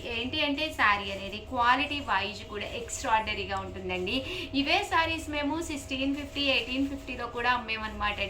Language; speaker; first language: Telugu; native; Telugu